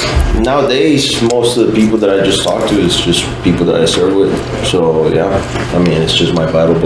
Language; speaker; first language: English; native; English